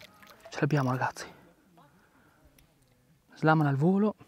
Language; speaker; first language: Italian; native; Italian